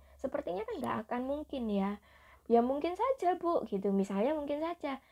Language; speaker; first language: Indonesian; native; Indonesian